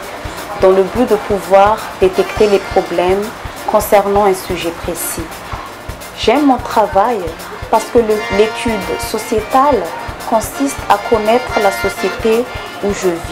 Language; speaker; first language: French; non-native, local second language; Malagasy